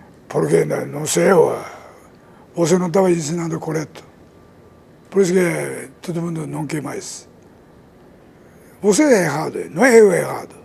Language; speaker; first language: Portuguese; non-native, learner; Japanese